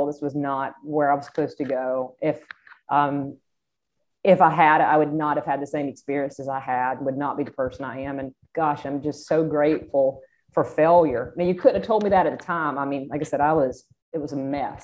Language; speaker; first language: English; native; English